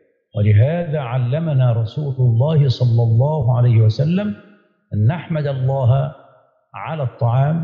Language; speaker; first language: Arabic; native; Arabic